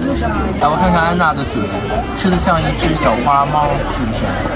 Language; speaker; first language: Chinese; native; Chinese